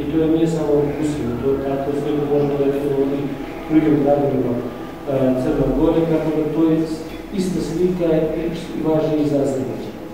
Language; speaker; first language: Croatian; non-native, fluent; Azerbaijani